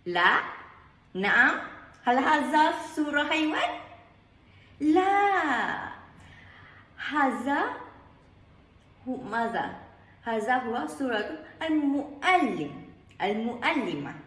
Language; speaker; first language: Arabic; non-native, learner; Malay